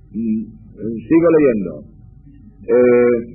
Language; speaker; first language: Spanish; native; Spanish